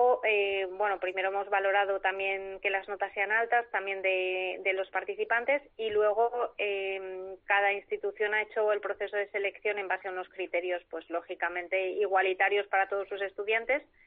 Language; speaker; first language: Spanish; native; Spanish